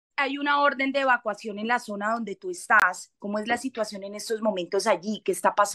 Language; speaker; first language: Spanish; native; Spanish